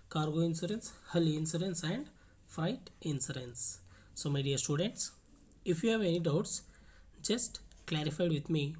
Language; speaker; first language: English; non-native, local second language; Kannada